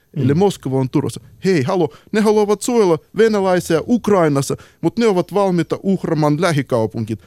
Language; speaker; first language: Finnish; non-native, fluent; Ukrainian